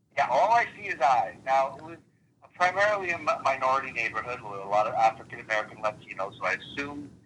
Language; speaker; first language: English; early bilingual, other home language; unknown